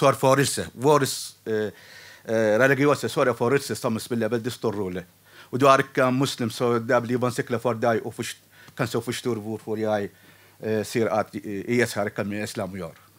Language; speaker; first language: Norwegian; non-native, fluent; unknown